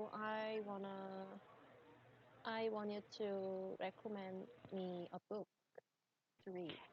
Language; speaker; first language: English; non-native, learner; Korean